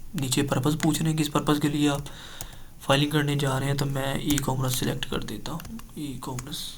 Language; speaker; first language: Urdu; non-native, local second language; Punjabi